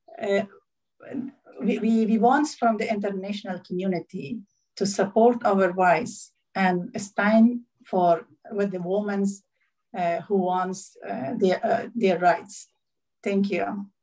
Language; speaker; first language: English; non-native, learner; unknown